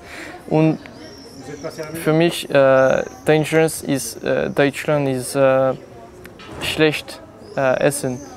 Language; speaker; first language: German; non-native, learner; French